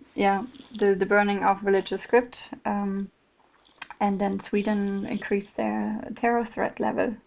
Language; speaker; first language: English; non-native, fluent; German